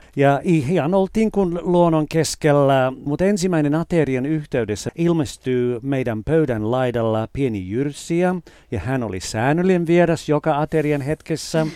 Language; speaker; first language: Finnish; non-native, fluent; English